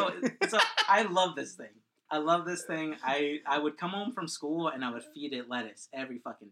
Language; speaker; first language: English; early bilingual, other home language; Spanish